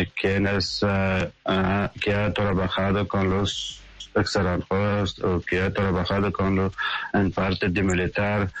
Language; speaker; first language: Spanish; non-native, learner; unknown